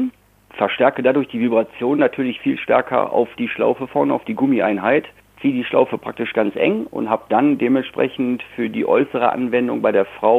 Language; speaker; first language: German; native; German